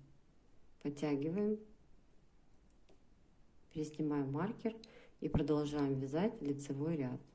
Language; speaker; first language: Russian; native; Russian